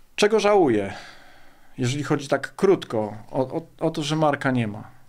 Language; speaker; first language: Polish; native; Polish